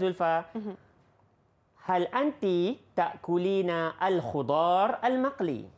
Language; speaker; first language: Arabic; non-native, fluent; Malay